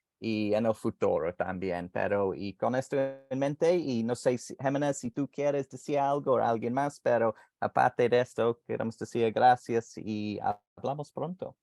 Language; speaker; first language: Spanish; non-native, fluent; English